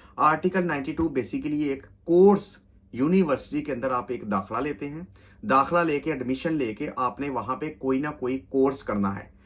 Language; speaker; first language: Urdu; non-native, local second language; Punjabi